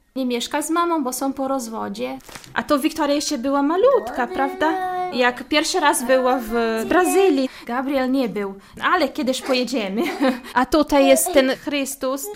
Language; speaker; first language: Polish; non-native, fluent; Portuguese